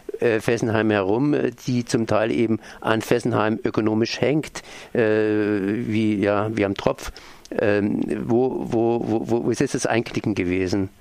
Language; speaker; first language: German; native; German